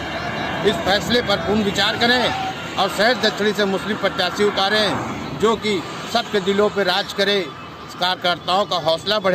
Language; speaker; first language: Hindi; native; Hindi